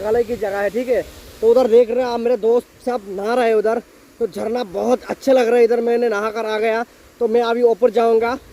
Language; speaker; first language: Hindi; non-native, local second language; Bangla